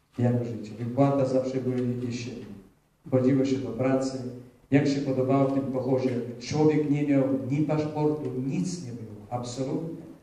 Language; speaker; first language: Polish; early bilingual, heritage; Polish